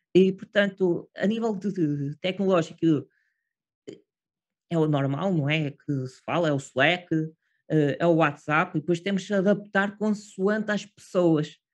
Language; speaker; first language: Portuguese; native; Portuguese